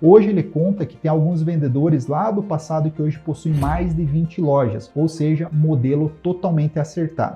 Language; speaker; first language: Portuguese; native; Portuguese